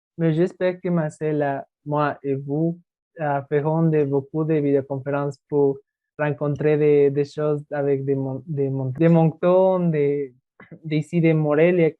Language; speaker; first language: French; non-native, learner; Spanish